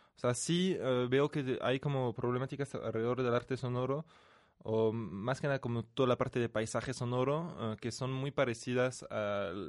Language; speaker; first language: Spanish; non-native, fluent; French